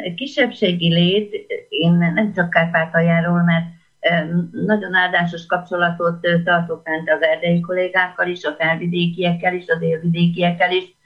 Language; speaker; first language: Hungarian; native; Hungarian